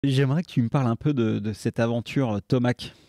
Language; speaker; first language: French; native; French